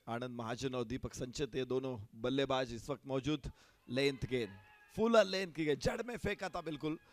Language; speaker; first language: Hindi; non-native, local second language; Marathi